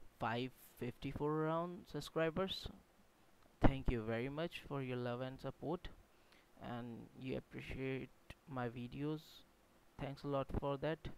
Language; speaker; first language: English; non-native, local second language; Hindi